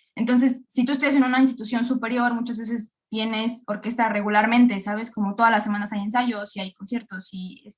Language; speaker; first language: Spanish; native; Spanish